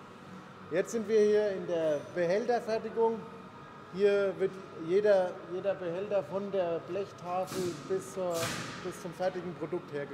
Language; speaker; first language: German; native; German